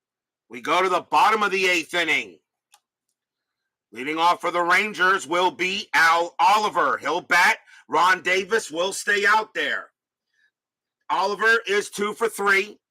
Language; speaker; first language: English; native; English